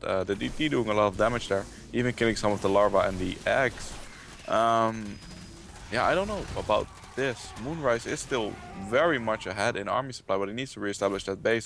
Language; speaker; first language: English; non-native, fluent; Dutch